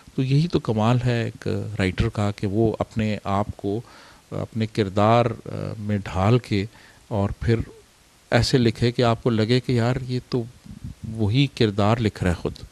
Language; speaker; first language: Urdu; non-native, local second language; Pahari-Potwari